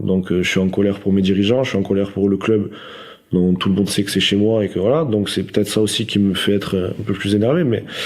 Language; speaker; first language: French; native; French